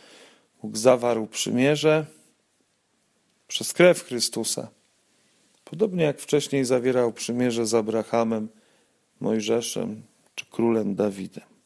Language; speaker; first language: Polish; native; Polish